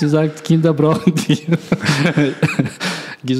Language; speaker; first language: German; non-native, learner; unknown